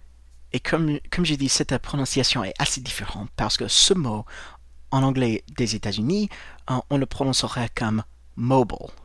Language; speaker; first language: French; non-native, fluent; English